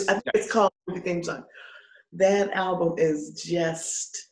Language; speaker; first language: English; native; English